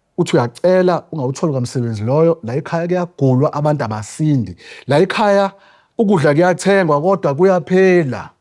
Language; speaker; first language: Zulu; native; Zulu